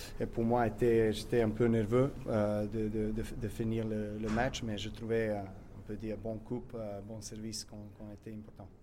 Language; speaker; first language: French; non-native, learner; Serbian